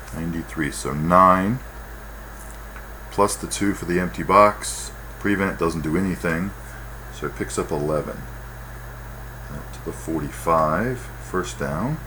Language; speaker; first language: English; native; English